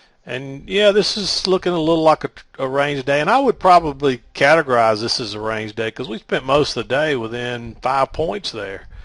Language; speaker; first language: English; native; English